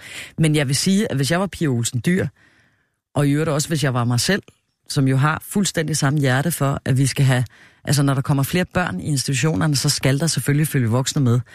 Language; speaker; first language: Danish; native; Danish